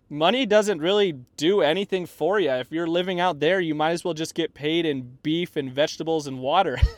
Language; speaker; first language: English; native; English